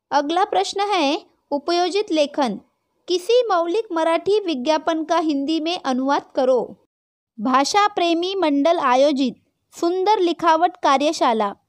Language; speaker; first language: Hindi; non-native, local second language; Marathi